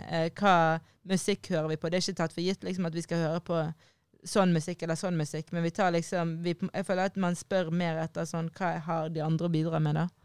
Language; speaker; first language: Norwegian; early bilingual, other home language; Somali